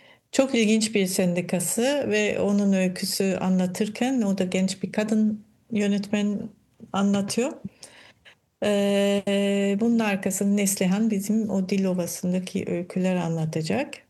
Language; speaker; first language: Turkish; non-native, fluent; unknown